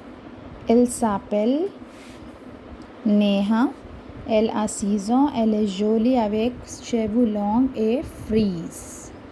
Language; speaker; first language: French; non-native, fluent; Hindi